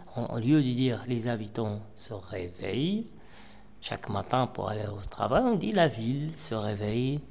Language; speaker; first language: French; non-native, local second language; Arabic